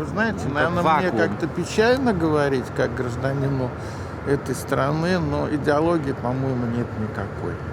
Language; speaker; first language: Russian; native; Russian